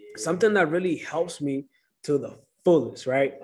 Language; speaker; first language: English; early bilingual, other home language; Spanish